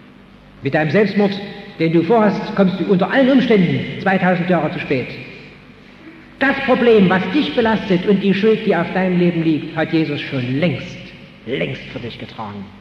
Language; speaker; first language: German; native; German